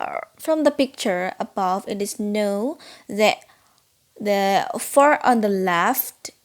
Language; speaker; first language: English; non-native, learner; Indonesian